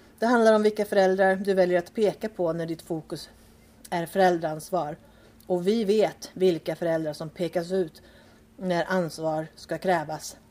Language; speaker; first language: Swedish; early bilingual, other home language; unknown